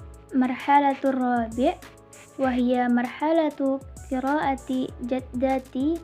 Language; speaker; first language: Arabic; non-native, learner; Indonesian